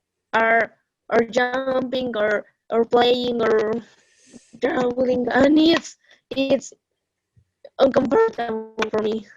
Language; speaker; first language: English; non-native, learner; Spanish